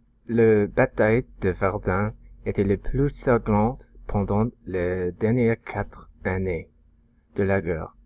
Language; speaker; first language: French; non-native, learner; English